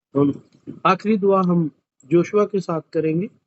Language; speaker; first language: Hindi; non-native, local second language; Punjabi